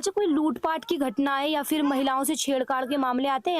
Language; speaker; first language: Hindi; native; Hindi